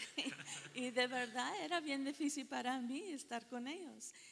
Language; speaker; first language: Spanish; early bilingual, heritage; Spanish